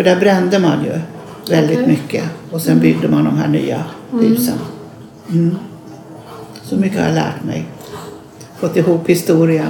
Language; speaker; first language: Swedish; native; Swedish